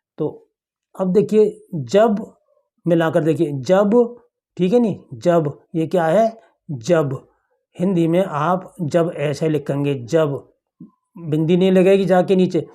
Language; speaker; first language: Hindi; native; Hindi